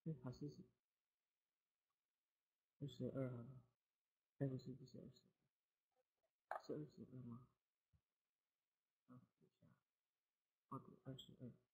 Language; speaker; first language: Chinese; non-native, fluent; Indonesian